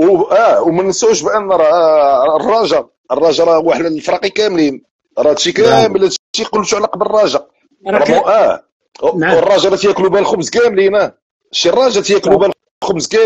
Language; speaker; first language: Arabic; native; Arabic